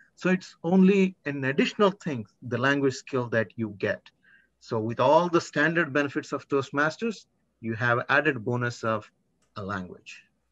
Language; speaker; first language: English; non-native, local second language; Kannada